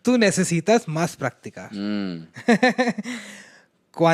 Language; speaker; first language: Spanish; non-native, learner; Hindi